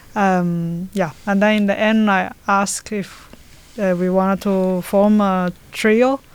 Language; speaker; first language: English; non-native, learner; Chinese